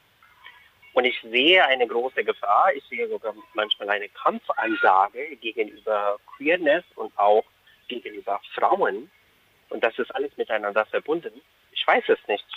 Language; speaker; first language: German; non-native, fluent; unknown